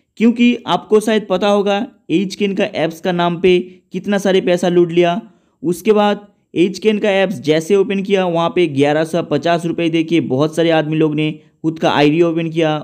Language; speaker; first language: Hindi; non-native, local second language; Bangla